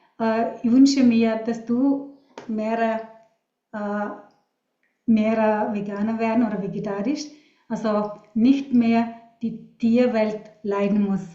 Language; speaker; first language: German; non-native, learner; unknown